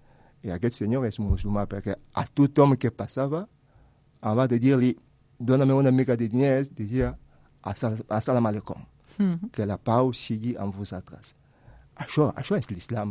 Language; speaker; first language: Catalan; non-native, fluent; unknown